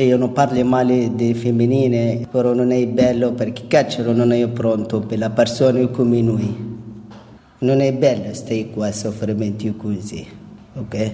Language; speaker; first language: Italian; non-native, learner; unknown